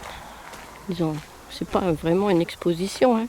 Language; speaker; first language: French; native; French